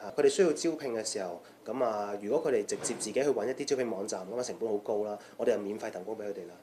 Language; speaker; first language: Chinese; non-native, local second language; Cantonese